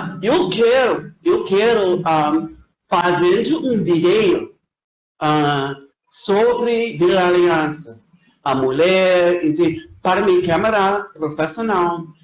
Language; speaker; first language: Portuguese; non-native, learner; English